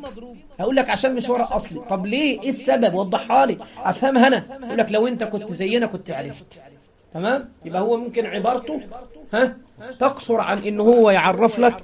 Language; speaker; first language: Arabic; native; Arabic